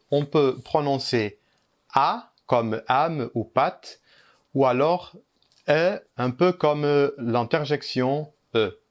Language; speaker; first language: French; early bilingual, heritage; Portuguese